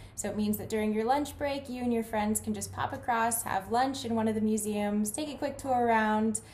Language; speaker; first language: English; native; English